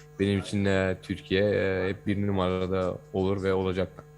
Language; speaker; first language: Turkish; early bilingual, heritage; Turkish